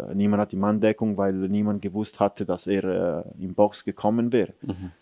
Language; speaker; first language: German; non-native, fluent; Italian